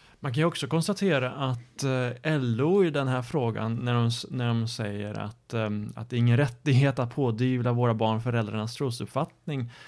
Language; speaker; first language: Swedish; native; Swedish